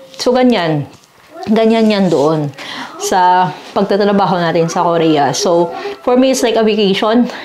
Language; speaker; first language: Filipino; native; Filipino